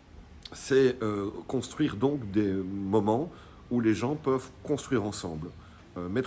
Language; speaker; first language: French; native; French